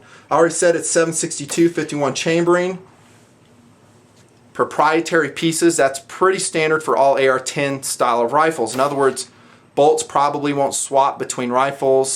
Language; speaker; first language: English; native; English